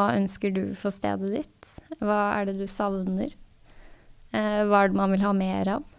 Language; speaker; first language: Norwegian; native; Norwegian